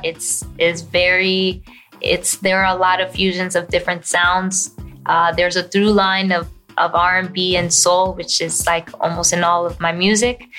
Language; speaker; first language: English; early bilingual, other home language; Spanish